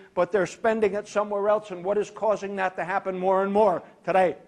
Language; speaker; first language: English; native; English